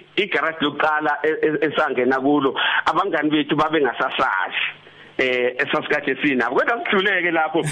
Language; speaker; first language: Zulu; native; Zulu